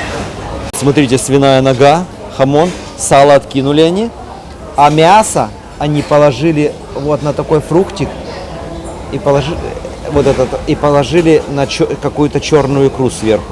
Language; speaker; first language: Russian; native; Russian